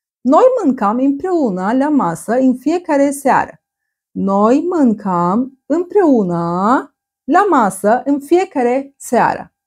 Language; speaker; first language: Romanian; non-native, fluent; Turkish